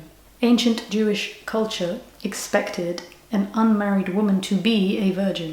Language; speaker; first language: English; native; English